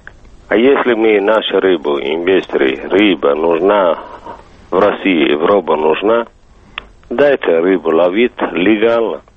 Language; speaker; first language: Russian; non-native, fluent; Somali